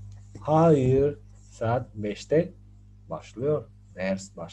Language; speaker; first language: Turkish; non-native, fluent; Spanish